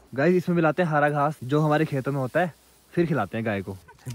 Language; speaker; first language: Hindi; native; Hindi